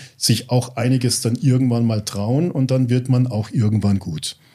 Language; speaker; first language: German; early bilingual, other home language; English